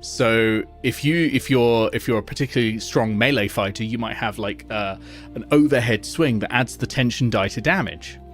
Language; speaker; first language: English; native; English